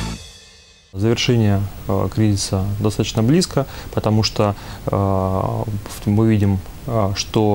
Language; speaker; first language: Russian; native; Russian